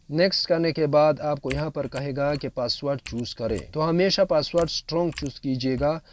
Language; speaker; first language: Urdu; non-native, local second language; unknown